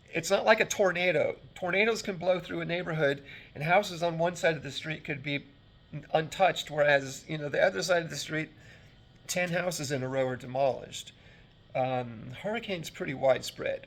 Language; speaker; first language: English; native; English